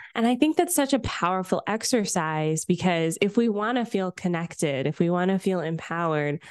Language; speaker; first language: English; native; English